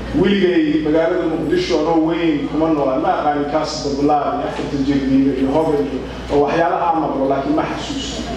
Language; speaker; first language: Somali; early bilingual, heritage; Somali